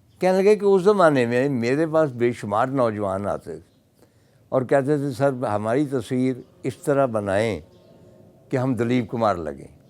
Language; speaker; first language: Urdu; non-native, local second language; Punjabi